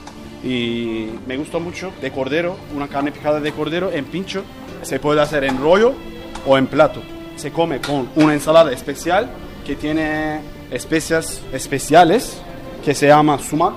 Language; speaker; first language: Spanish; non-native, learner; Turkish